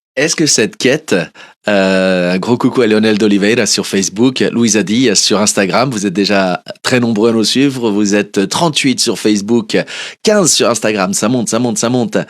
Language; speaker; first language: French; early bilingual, other home language; Portuguese